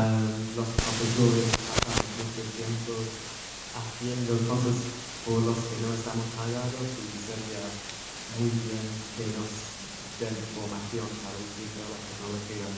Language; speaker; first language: Spanish; non-native, fluent; English